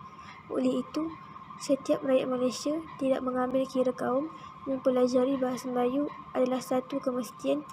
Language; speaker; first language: Malay; native; Malay